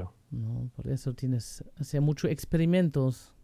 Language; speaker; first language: Spanish; non-native, fluent; German